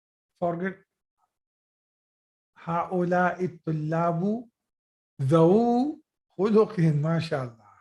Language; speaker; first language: Arabic; non-native, fluent; Urdu